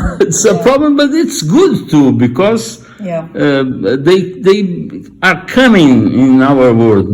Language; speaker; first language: English; non-native, learner; Portuguese